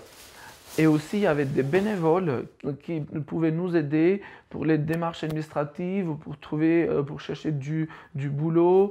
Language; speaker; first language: French; non-native, fluent; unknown